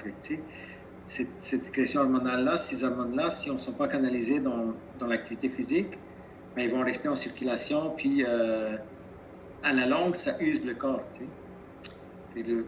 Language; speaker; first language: French; native; French